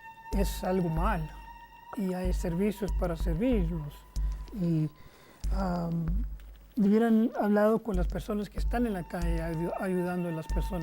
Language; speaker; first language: Spanish; non-native, fluent; English